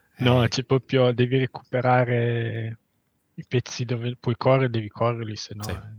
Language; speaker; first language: Italian; native; Italian